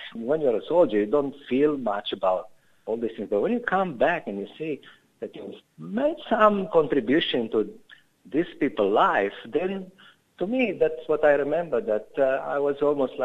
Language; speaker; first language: English; non-native, fluent; Romanian